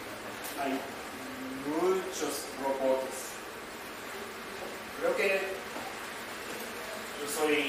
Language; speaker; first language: Spanish; non-native, learner; Japanese